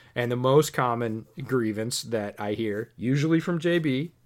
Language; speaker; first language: English; native; English